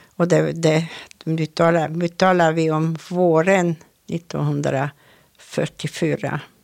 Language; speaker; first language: Swedish; non-native, fluent; Hungarian